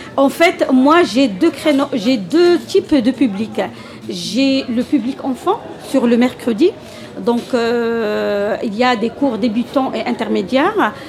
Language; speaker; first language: French; non-native, local second language; Arabic